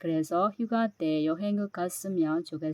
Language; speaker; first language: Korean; non-native, fluent; Burmese